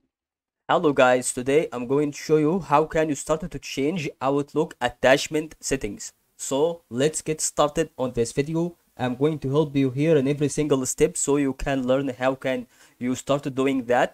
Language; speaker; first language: English; non-native, fluent; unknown